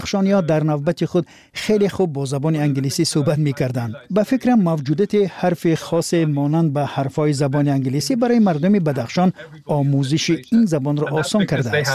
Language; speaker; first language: Persian; non-native, fluent; English